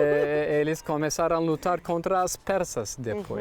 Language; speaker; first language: Portuguese; non-native, learner; Turkish